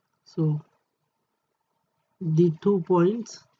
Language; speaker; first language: English; non-native, local second language; Marathi